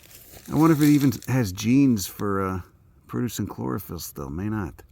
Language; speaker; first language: English; native; English